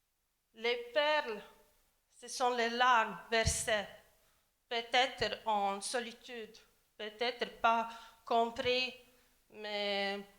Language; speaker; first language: French; non-native, learner; Latvian